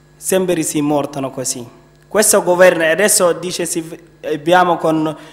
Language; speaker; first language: Italian; non-native, learner; Arabic